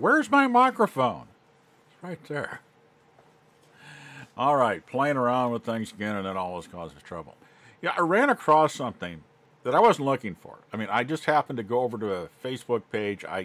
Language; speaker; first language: English; native; English